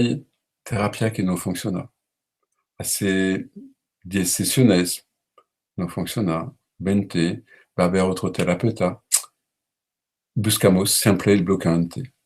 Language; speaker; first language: Spanish; non-native, learner; French